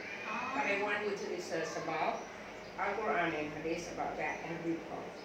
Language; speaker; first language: English; non-native, learner; Thai